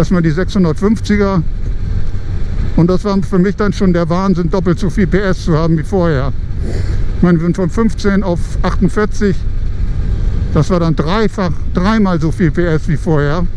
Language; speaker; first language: German; native; German